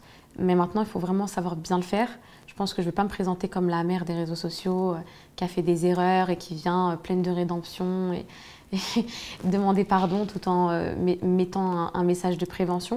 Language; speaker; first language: French; native; French